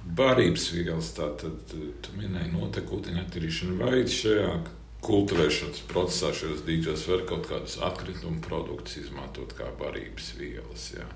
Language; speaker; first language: Latvian; native; Latvian